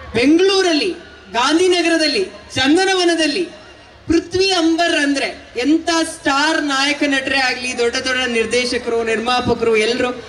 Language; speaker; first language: Kannada; native; Kannada